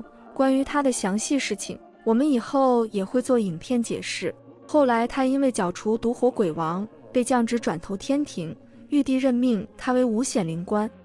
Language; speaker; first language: Chinese; native; Chinese